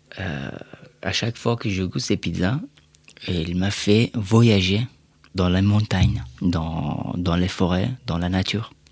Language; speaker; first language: French; non-native, fluent; Persian